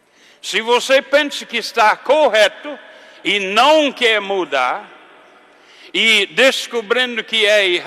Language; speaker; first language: Portuguese; non-native, fluent; English